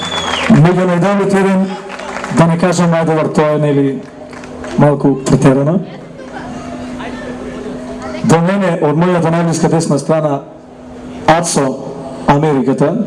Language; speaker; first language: Macedonian; native; Macedonian